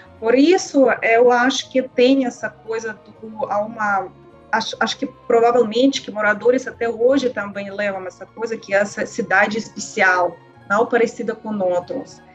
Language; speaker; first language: Portuguese; non-native, learner; Russian